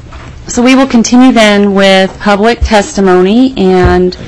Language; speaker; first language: English; native; English